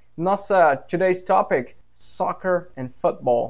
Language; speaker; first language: English; non-native, fluent; Portuguese